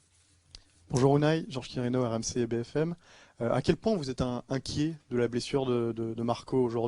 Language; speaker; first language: French; native; French